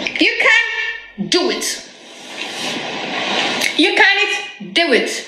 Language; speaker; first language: English; non-native, learner; Amharic